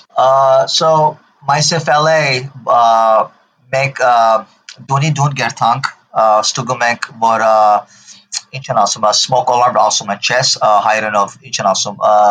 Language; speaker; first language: Armenian; early bilingual, heritage; Armenian